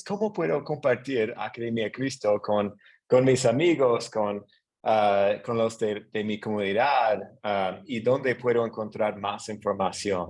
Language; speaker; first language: Spanish; non-native, fluent; English